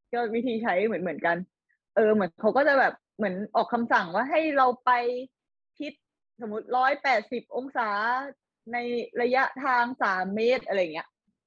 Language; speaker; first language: Thai; native; Thai